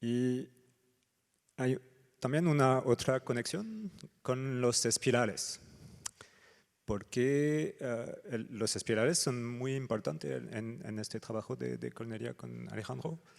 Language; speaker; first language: Spanish; non-native, fluent; French